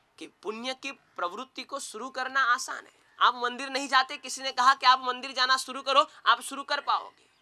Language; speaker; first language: Hindi; non-native, local second language; Gujarati